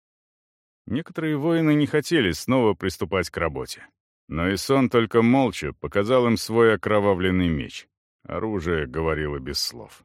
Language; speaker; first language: Russian; native; Russian